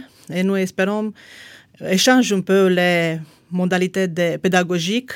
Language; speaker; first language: French; non-native, fluent; Romanian